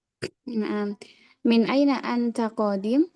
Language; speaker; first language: Arabic; non-native, learner; Indonesian